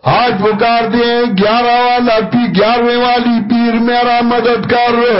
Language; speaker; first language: Urdu; non-native, local second language; Pashto